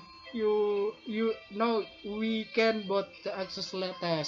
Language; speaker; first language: English; non-native, learner; Indonesian